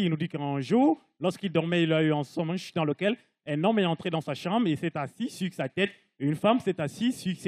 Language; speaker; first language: French; non-native, local second language; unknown